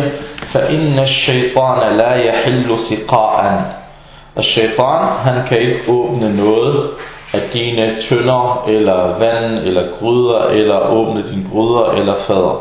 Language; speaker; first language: Danish; early bilingual, other home language; Arabic